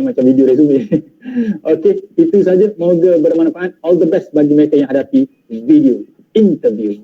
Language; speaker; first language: Malay; native; Malay